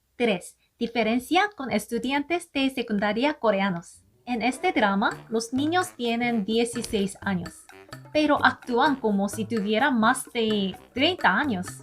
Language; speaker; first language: Spanish; non-native, learner; Korean